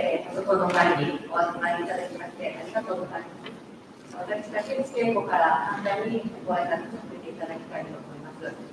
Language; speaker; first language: Japanese; native; Japanese